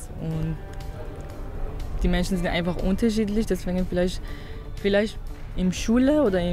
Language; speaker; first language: German; non-native, fluent; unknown